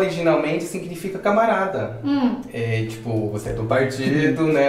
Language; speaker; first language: Portuguese; non-native, fluent; Chinese